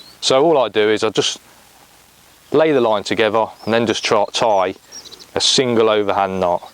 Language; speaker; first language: English; native; English